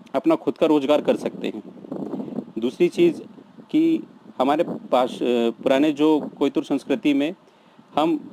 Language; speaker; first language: Hindi; native; Hindi